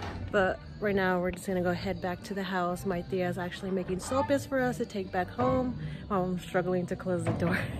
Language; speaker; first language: English; early bilingual, other home language; Spanish